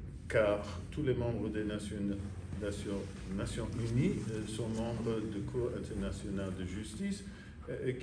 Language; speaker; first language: French; non-native, fluent; English